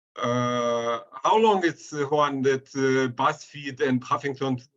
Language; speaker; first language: English; non-native, fluent; Ukrainian